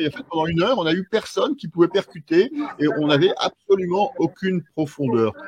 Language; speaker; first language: French; native; French